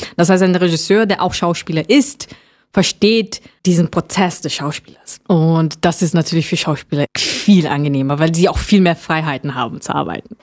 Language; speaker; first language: German; non-native, fluent; Portuguese